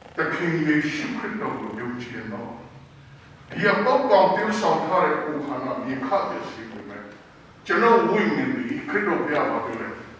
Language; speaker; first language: Burmese; non-native, local second language; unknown